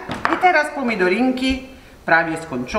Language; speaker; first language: Polish; non-native, learner; Italian